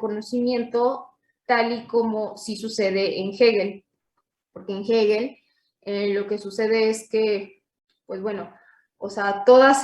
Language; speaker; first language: Spanish; native; Spanish